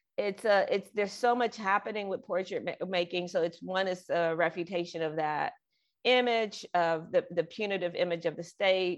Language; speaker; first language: English; native; English